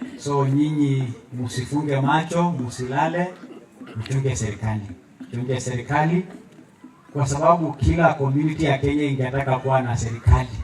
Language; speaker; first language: Swahili; non-native, local second language; Masai